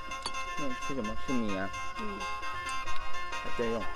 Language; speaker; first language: Chinese; non-native, fluent; Lao